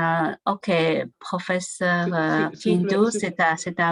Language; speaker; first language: French; non-native, learner; Chinese